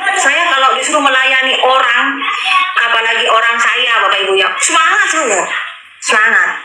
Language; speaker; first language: Indonesian; non-native, local second language; Madurese